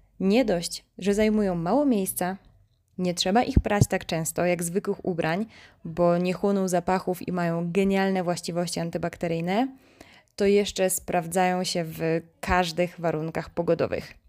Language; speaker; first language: Polish; native; Polish